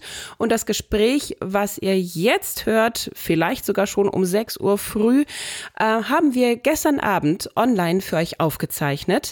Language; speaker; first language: German; native; German